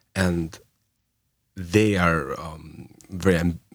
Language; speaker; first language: English; non-native, fluent; Albanian